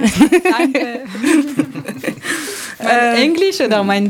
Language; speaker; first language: German; non-native, learner; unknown